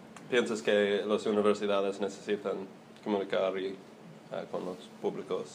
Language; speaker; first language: Spanish; non-native, learner; English